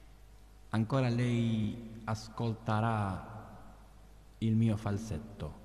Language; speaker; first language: Italian; non-native, learner; Spanish